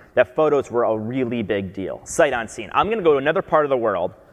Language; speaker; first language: English; native; English